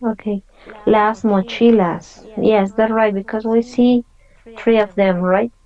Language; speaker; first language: English; non-native, fluent; Spanish